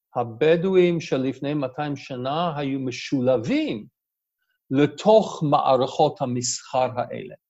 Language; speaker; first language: Hebrew; non-native, fluent; English